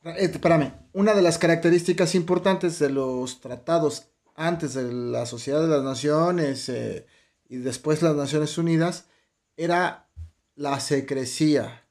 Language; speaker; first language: Spanish; native; Spanish